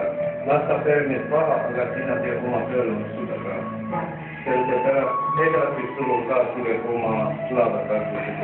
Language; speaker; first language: Estonian; non-native, learner; Armenian